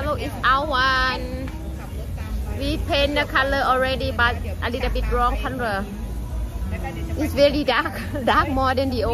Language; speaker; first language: English; non-native, learner; Thai